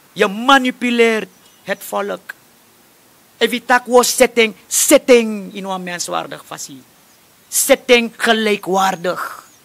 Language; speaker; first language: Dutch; native; Dutch